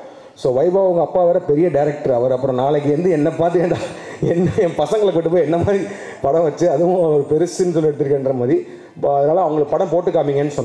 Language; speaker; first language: Tamil; native; Tamil